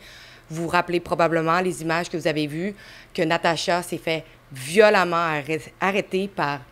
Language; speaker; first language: French; native; French